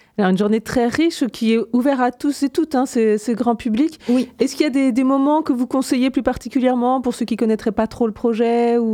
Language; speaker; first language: French; native; French